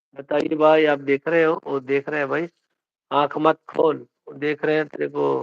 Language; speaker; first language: Hindi; non-native, local second language; Punjabi